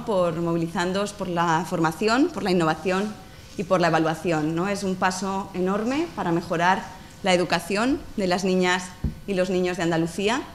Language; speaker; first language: Spanish; native; Spanish